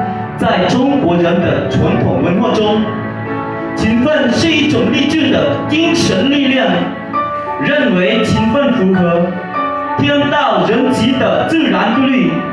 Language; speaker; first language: Chinese; non-native, learner; Lao